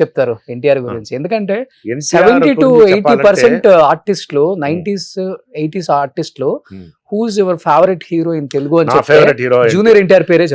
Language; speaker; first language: Telugu; native; Telugu